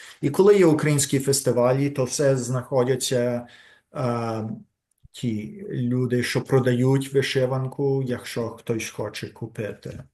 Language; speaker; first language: Ukrainian; early bilingual, heritage; Ukrainian